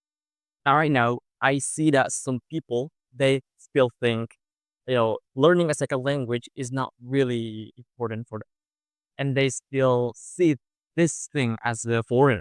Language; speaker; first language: English; non-native, fluent; Indonesian